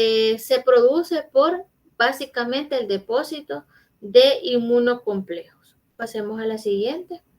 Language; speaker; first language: Spanish; native; Spanish